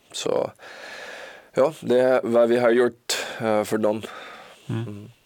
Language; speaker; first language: Swedish; non-native, learner; Portuguese